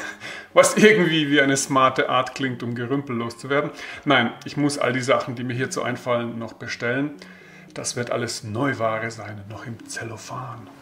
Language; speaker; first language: German; native; German